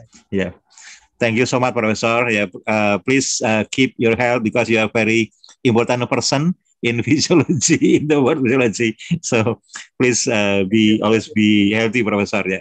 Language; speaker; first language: English; non-native, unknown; Indonesian